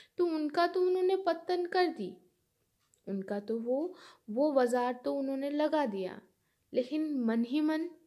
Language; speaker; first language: Hindi; non-native, local second language; Bangla